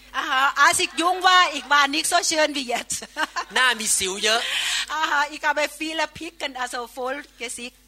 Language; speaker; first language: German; non-native, learner; Thai